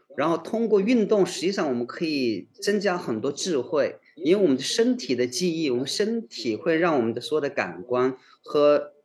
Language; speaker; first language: Chinese; early bilingual, other home language; Cantonese